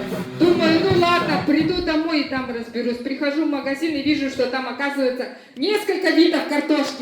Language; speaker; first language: Russian; native; Russian